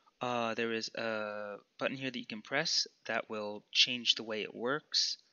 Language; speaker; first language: English; native; English